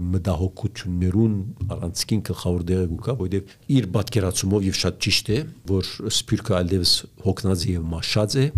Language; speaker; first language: Armenian; early bilingual, heritage; Arabic